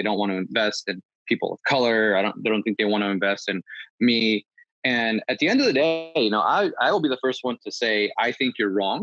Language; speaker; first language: English; native; English